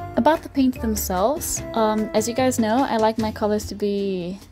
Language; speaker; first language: English; non-native, fluent; Portuguese